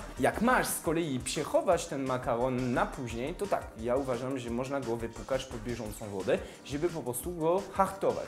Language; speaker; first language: Polish; non-native, fluent; French